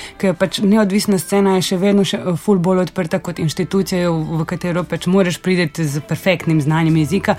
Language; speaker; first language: Slovenian; non-native, fluent; Serbian